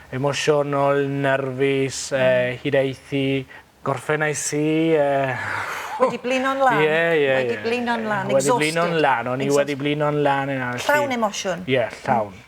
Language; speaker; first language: Welsh; non-native, fluent; Spanish